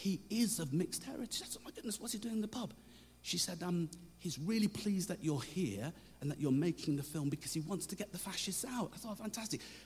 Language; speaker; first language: English; native; English